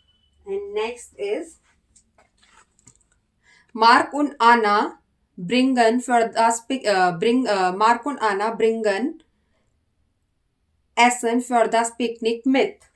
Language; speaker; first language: German; non-native, learner; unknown